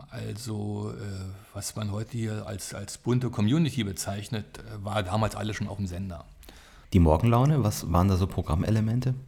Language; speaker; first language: German; native; German